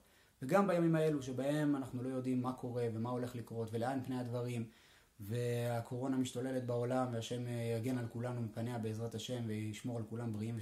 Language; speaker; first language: Hebrew; native; Hebrew